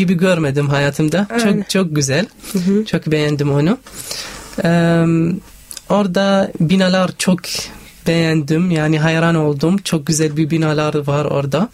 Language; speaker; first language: Turkish; non-native, learner; Arabic